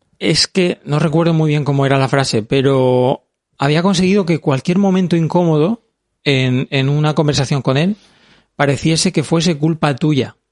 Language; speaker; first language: Spanish; native; Spanish